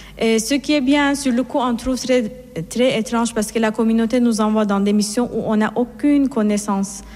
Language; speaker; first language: French; non-native, fluent; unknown